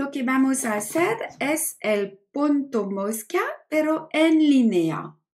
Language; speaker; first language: Spanish; non-native, learner; French